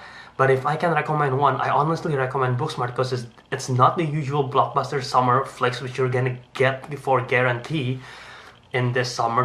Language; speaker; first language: English; non-native, fluent; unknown